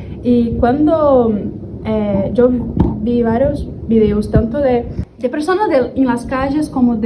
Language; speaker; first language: Spanish; non-native, learner; Portuguese